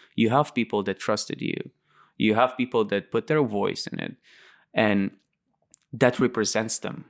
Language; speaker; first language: English; non-native, fluent; Latvian